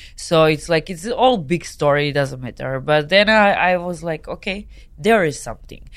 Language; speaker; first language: English; non-native, fluent; Serbian